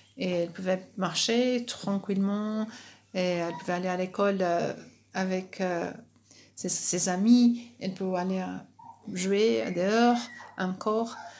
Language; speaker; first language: French; non-native, fluent; Portuguese